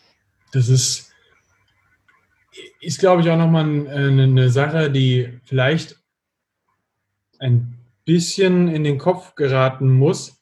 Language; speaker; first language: German; native; German